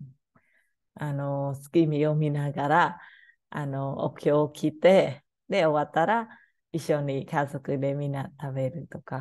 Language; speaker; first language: Japanese; non-native, learner; Khmer